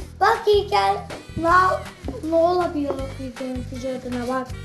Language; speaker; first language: Turkish; early bilingual, heritage; Turkish